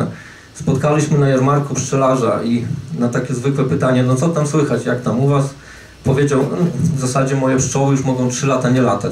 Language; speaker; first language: Polish; native; Polish